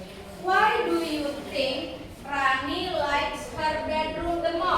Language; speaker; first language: English; non-native, fluent; Indonesian